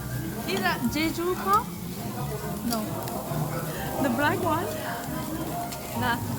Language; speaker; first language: English; non-native, fluent; Vietnamese